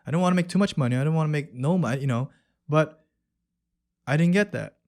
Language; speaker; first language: English; early bilingual, other home language; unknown